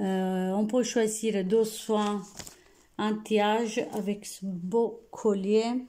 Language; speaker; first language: French; non-native, fluent; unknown